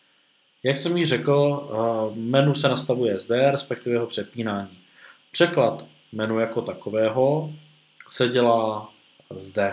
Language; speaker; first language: Czech; native; Czech